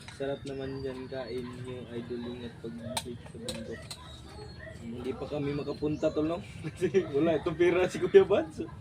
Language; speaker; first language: Filipino; non-native, local second language; Cebuano